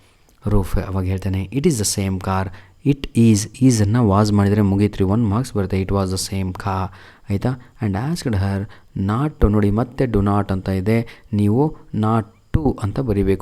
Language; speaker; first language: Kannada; native; Kannada